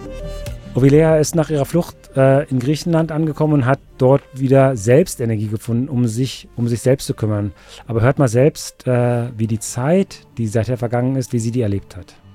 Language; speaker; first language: German; native; German